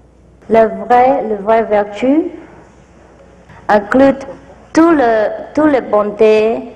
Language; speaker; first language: French; non-native, fluent; Vietnamese